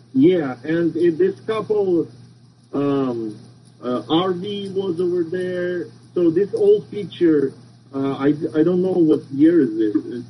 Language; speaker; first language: English; non-native, learner; Russian